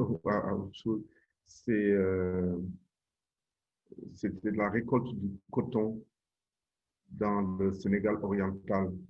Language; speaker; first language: French; non-native, local second language; Wolof